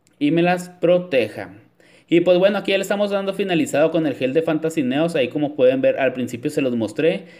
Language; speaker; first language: Spanish; native; Spanish